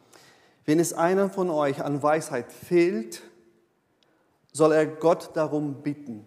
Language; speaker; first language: German; non-native, fluent; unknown